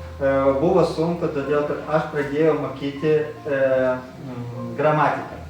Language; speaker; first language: Lithuanian; non-native, learner; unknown